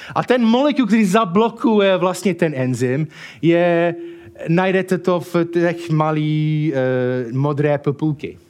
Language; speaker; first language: Czech; non-native, fluent; English